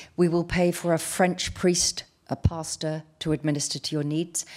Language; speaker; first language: English; native; English